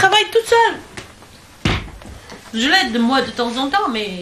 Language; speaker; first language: French; non-native, fluent; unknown